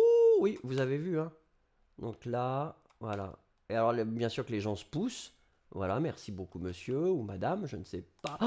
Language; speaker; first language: French; native; French